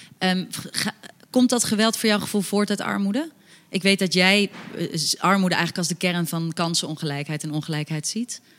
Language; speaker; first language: Dutch; native; Dutch